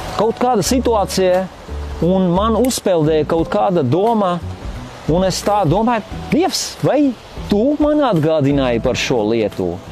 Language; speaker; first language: Latvian; non-native, fluent; Armenian